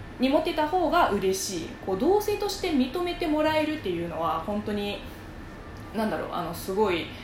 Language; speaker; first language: Japanese; non-native, fluent; Chinese